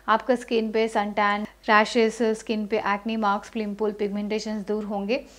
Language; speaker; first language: Hindi; non-native, local second language; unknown